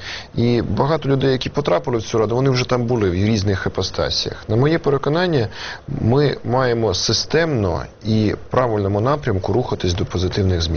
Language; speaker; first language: Ukrainian; native; Ukrainian